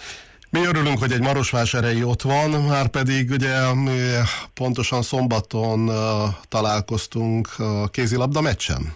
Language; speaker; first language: Hungarian; native; Hungarian